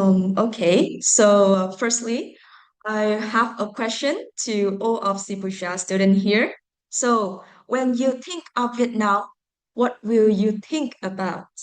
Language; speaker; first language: English; non-native, fluent; Vietnamese